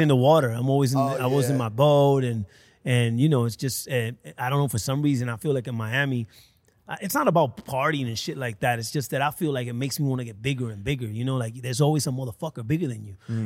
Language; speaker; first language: English; early bilingual, other home language; Spanish